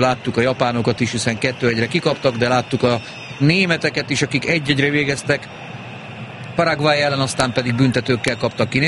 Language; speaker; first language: Hungarian; native; Hungarian